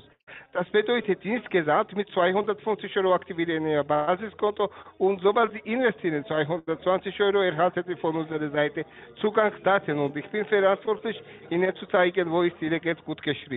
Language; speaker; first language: German; non-native, learner; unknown